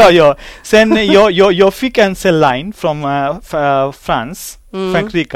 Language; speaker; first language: Swedish; non-native, learner; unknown